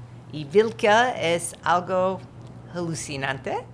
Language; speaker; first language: Spanish; non-native, fluent; English